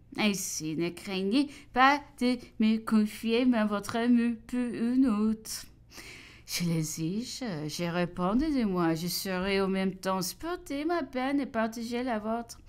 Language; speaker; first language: French; non-native, fluent; English